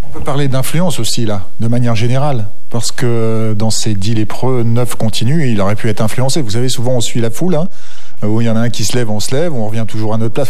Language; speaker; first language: French; native; French